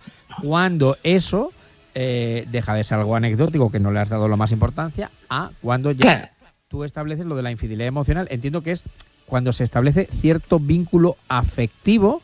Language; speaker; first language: Spanish; native; Spanish